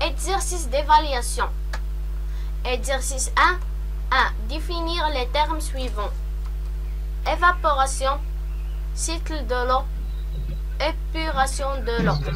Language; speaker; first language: French; non-native, local second language; Arabic